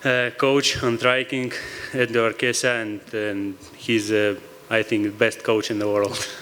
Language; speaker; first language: English; non-native, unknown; Russian